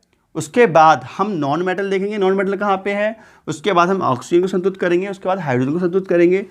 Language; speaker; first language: Hindi; native; Hindi